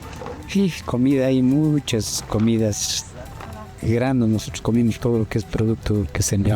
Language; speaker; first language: Spanish; non-native, local second language; Quechua